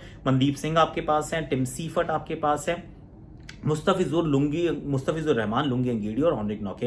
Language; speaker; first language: Hindi; native; Hindi